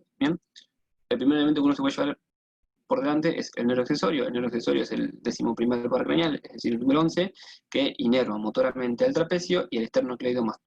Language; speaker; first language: Spanish; native; Spanish